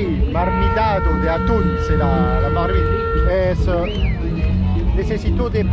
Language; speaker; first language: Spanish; non-native, learner; French